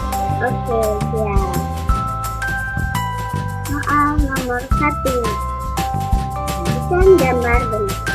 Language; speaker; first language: Indonesian; native; Indonesian